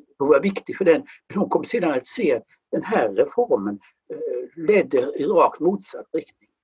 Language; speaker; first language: Swedish; native; Swedish